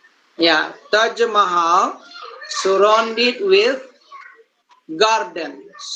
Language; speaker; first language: English; non-native, learner; Indonesian